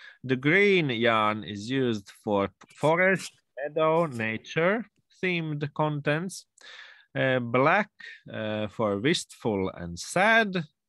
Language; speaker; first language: English; non-native, fluent; Latvian